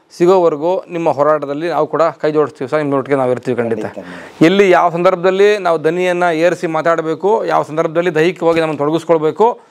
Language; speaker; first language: Kannada; native; Kannada